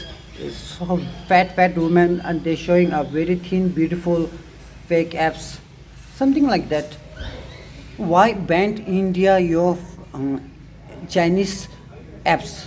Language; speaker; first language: English; non-native, learner; Tibetan